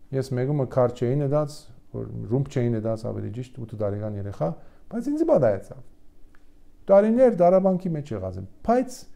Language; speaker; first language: Armenian; early bilingual, heritage; Armenian